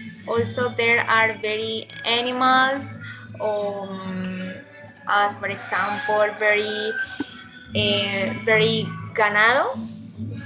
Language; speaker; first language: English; non-native, learner; Spanish